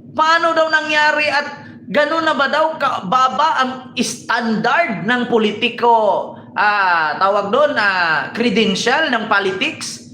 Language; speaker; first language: Filipino; native; Filipino